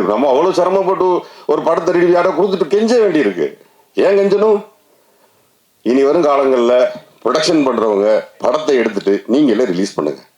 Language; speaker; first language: Tamil; native; Tamil